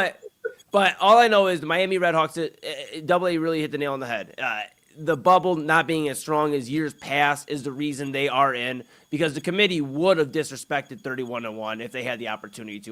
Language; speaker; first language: English; native; English